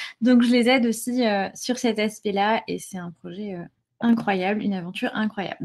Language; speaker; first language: French; native; French